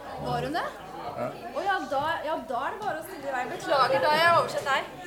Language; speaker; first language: Norwegian; non-native, fluent; Chinese